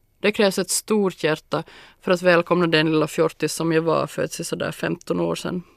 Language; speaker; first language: Swedish; native; Swedish